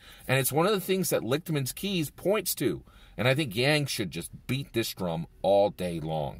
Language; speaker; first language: English; native; English